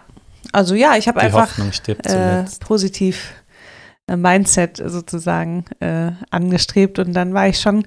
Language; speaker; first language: German; native; German